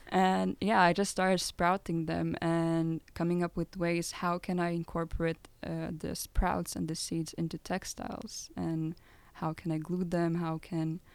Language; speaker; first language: English; non-native, fluent; Lithuanian